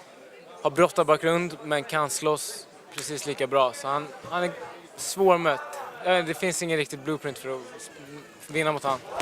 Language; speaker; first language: Swedish; native; Swedish